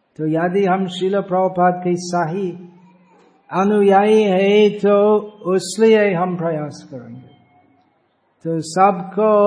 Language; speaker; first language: Hindi; non-native, fluent; English